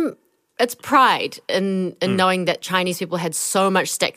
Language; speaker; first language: English; native; English